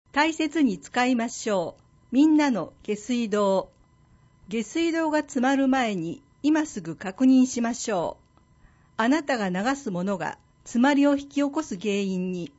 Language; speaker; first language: Japanese; native; Japanese